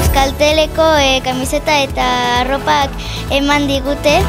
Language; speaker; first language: Basque; non-native, local second language; Spanish